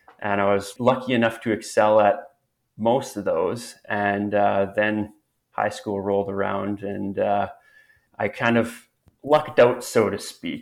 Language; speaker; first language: English; native; English